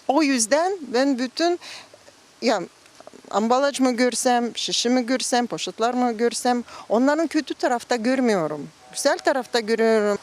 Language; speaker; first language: Turkish; non-native, learner; Russian